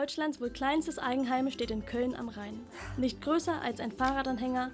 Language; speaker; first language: German; native; German